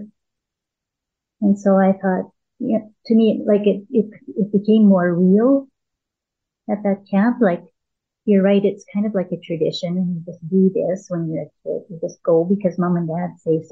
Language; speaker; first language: English; native; English